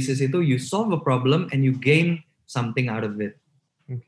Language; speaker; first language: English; non-native, local second language; Indonesian